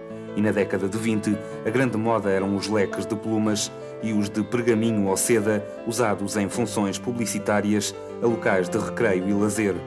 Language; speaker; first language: Portuguese; native; Portuguese